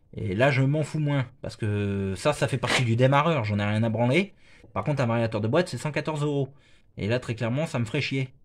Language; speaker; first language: French; native; French